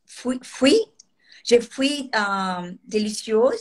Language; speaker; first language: French; non-native, learner; Portuguese